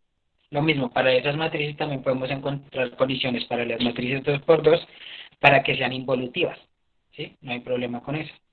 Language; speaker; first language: Spanish; native; Spanish